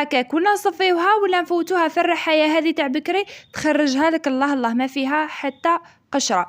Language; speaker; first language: Arabic; native; Arabic